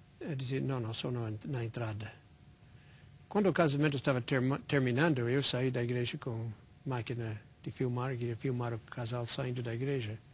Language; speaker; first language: Portuguese; non-native, fluent; English